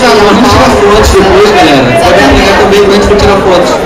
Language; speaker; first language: Portuguese; native; Portuguese